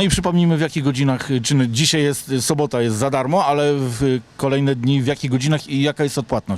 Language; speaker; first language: Polish; native; Polish